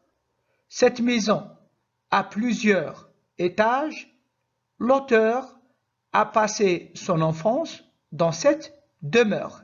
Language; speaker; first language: French; non-native, local second language; Arabic